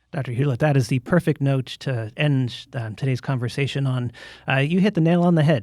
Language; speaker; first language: English; native; English